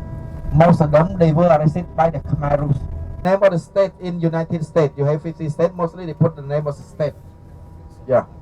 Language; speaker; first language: English; non-native, learner; Khmer